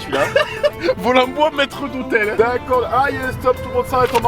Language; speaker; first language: French; native; French